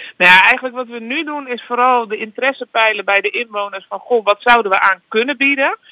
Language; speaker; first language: Dutch; native; Dutch